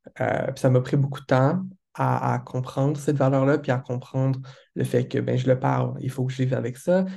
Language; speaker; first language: French; native; French